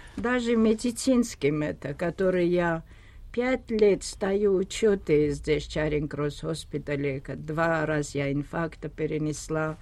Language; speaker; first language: Russian; non-native, local second language; Armenian